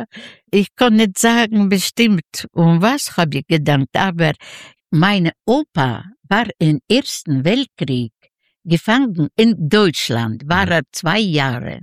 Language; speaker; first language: German; non-native, learner; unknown